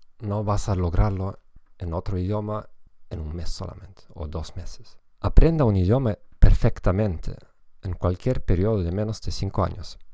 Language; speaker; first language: Spanish; non-native, fluent; German